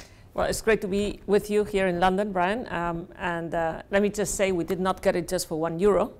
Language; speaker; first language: English; non-native, fluent; Spanish